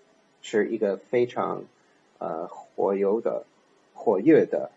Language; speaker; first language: Chinese; non-native, learner; English